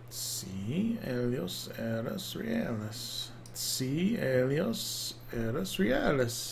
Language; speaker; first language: Spanish; non-native, learner; English